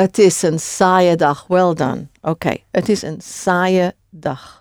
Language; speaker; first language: Dutch; non-native, fluent; English